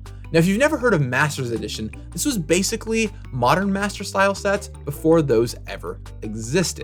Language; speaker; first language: English; native; English